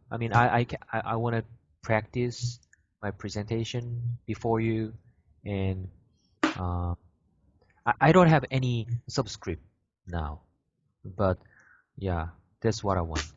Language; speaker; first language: English; non-native, fluent; Korean